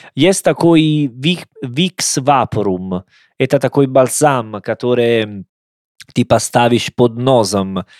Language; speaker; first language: Russian; non-native, learner; Italian